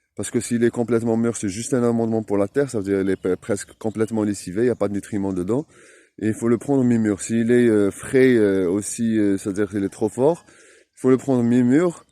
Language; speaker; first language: French; non-native, local second language; Arabic